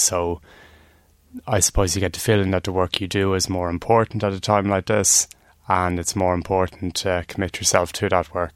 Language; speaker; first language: English; native; English